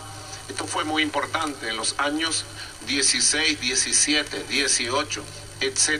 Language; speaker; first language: Spanish; native; Spanish